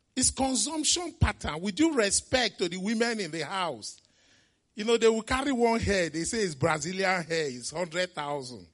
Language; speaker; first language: English; non-native, local second language; Igbo